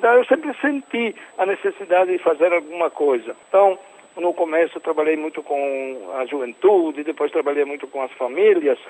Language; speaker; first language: Portuguese; non-native, fluent; Italian